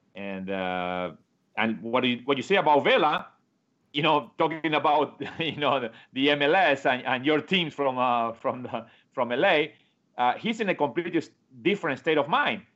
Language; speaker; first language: English; non-native, fluent; Spanish